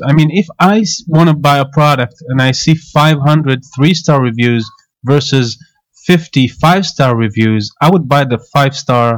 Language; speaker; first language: English; non-native, fluent; Hebrew